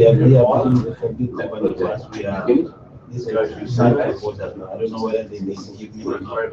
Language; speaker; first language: English; non-native, learner; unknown